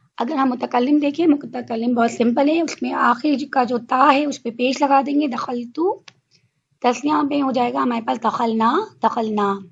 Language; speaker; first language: Urdu; native; Urdu